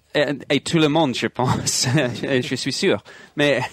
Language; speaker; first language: French; non-native, learner; English